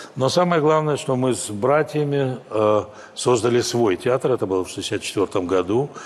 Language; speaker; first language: Russian; native; Russian